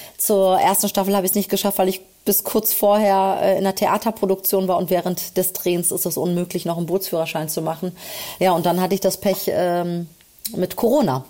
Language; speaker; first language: German; early bilingual, other home language; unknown